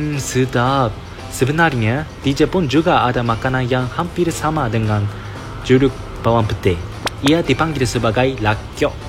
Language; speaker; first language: Malay; non-native, fluent; Japanese